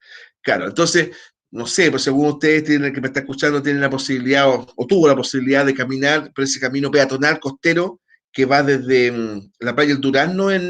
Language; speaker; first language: Spanish; native; Spanish